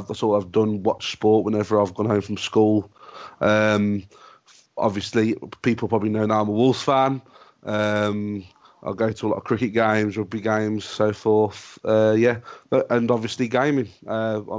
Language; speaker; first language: English; native; English